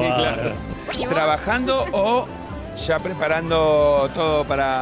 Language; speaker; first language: Spanish; native; Spanish